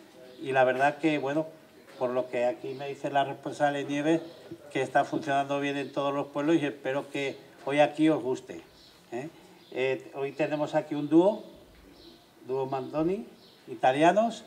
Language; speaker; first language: Spanish; native; Spanish